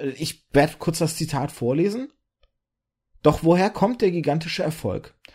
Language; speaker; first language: German; early bilingual, other home language; Russian